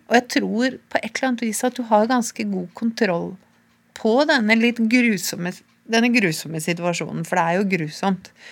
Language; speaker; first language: Norwegian; native; Norwegian